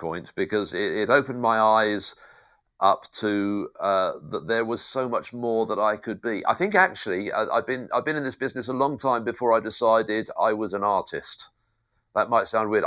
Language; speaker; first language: English; native; English